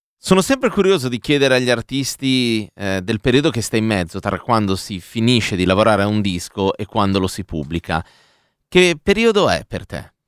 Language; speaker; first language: Italian; native; Italian